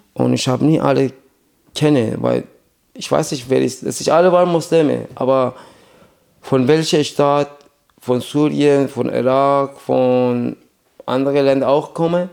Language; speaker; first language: German; non-native, learner; Persian